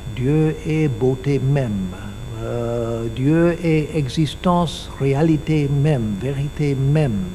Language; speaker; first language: French; non-native, learner; English